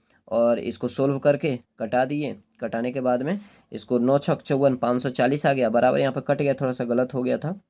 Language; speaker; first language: Hindi; native; Hindi